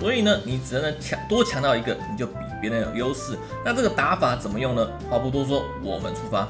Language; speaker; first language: Chinese; native; Chinese